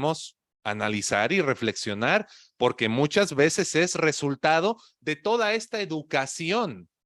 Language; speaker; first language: Spanish; native; Spanish